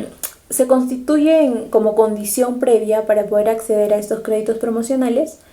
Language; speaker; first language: Spanish; native; Spanish